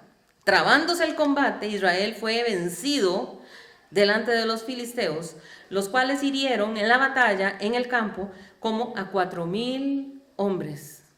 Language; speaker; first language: Spanish; native; Spanish